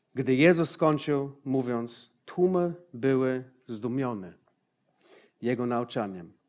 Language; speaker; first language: Polish; non-native, fluent; English